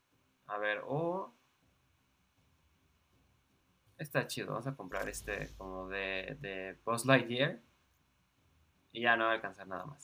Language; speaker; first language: Spanish; native; Spanish